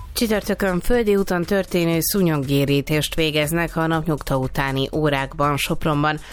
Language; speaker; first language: Hungarian; native; Hungarian